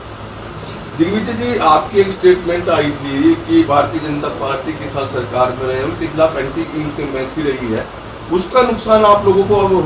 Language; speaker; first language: Hindi; native; Hindi